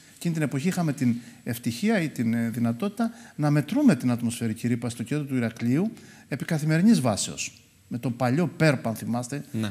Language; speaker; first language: Greek; native; Greek